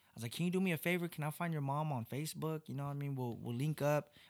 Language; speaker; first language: English; native; English